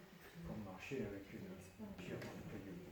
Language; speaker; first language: French; native; French